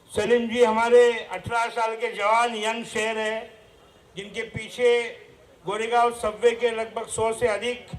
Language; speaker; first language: Hindi; non-native, local second language; Marathi